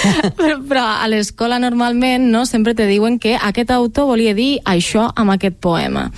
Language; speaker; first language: Catalan; native; Catalan